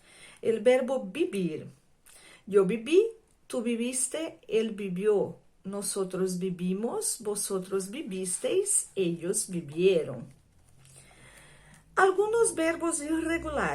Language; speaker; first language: Spanish; non-native, fluent; Portuguese